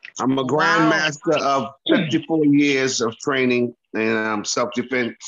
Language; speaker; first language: English; native; English